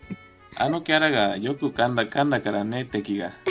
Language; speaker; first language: Japanese; non-native, learner; Spanish